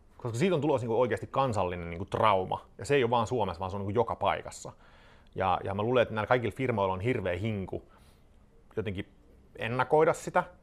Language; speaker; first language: Finnish; non-native, fluent; Swedish